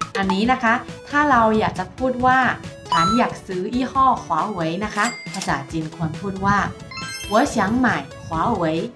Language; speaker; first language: Thai; non-native, fluent; Chinese